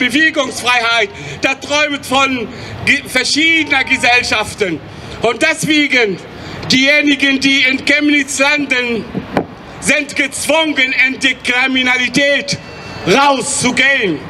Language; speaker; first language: German; non-native, fluent; Arabic